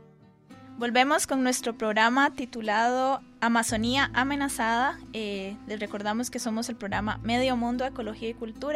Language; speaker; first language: Spanish; native; Spanish